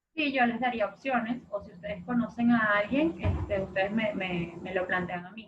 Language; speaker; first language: Spanish; native; Spanish